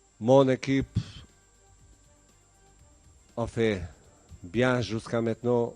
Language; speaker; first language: French; non-native, learner; Bosnian